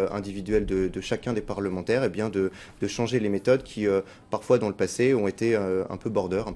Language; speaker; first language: French; native; French